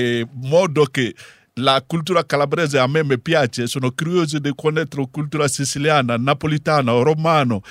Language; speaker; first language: Italian; non-native, learner; Bambara